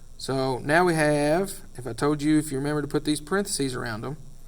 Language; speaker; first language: English; native; English